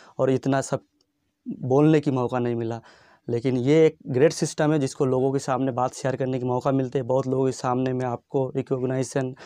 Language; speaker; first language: Hindi; non-native, local second language; Bangla